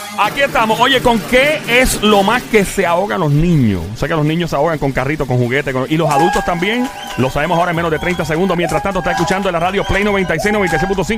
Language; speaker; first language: Spanish; native; Spanish